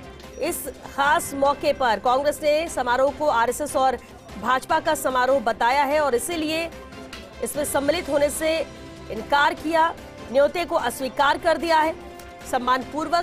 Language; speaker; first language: Hindi; native; Hindi